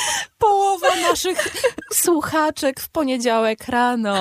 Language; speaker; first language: Polish; native; Polish